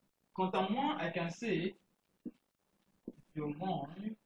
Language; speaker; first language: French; non-native, fluent; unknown